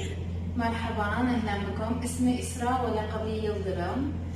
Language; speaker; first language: Arabic; non-native, learner; Turkish